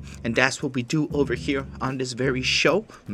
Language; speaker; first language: English; native; English